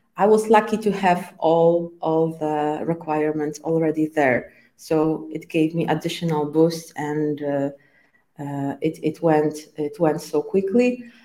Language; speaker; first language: English; non-native, fluent; Polish